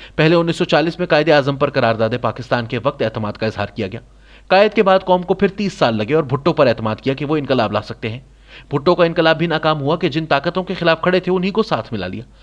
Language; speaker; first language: Urdu; non-native, local second language; Saraiki